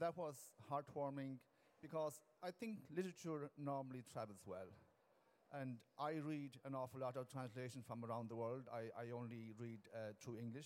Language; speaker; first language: English; non-native, local second language; Irish